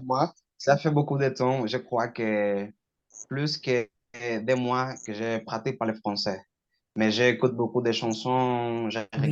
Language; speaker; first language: French; non-native, learner; Portuguese